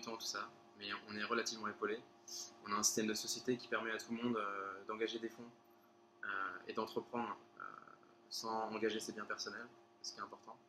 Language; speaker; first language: French; native; French